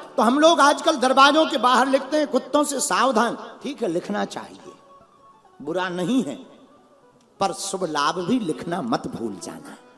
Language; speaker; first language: Hindi; native; Hindi